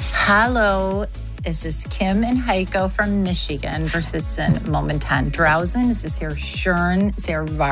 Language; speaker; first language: German; non-native, learner; English